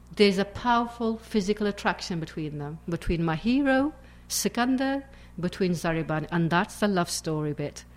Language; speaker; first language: English; native; English